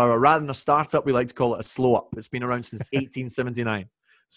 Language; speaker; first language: English; native; English